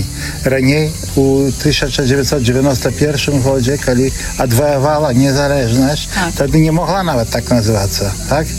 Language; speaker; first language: Polish; non-native, local second language; Belarusian